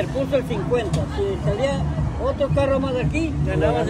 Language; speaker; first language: Spanish; native; Spanish